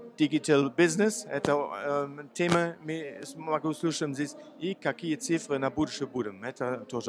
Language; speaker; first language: Russian; non-native, learner; German